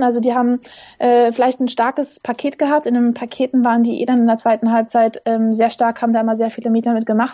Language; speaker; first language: German; native; German